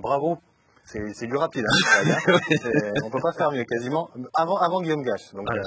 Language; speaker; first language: French; native; French